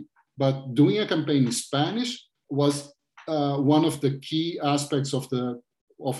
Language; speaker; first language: English; non-native, fluent; Portuguese